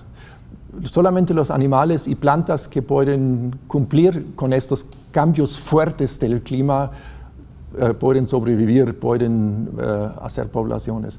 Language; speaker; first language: Spanish; non-native, fluent; German